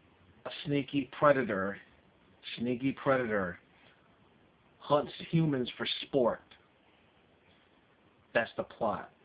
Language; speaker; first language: English; native; English